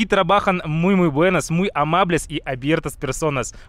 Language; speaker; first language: Spanish; non-native, fluent; Russian